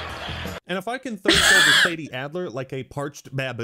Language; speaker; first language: English; native; English